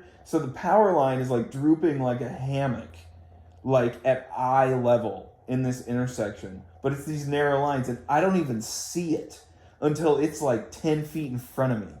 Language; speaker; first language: English; native; English